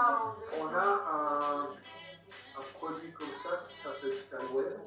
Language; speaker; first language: French; native; French